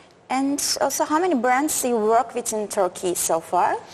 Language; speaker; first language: English; non-native, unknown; Turkish